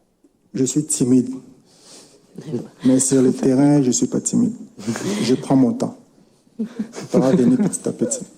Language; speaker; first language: French; non-native, local second language; Lingala